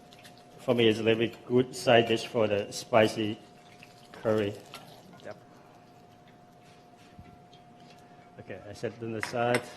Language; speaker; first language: English; non-native, fluent; Thai